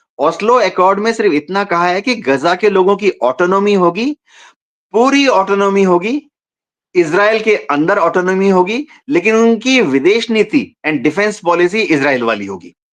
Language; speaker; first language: Hindi; non-native, local second language; Bangla